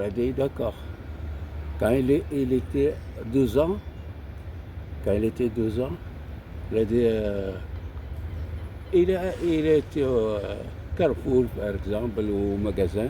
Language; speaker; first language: French; non-native, learner; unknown